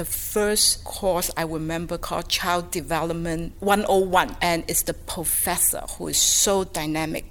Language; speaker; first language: English; non-native, local second language; Cantonese